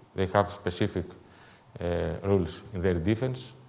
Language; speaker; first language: English; non-native, fluent; Greek